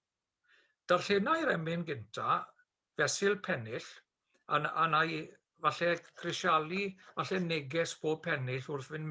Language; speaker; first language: Welsh; native; Welsh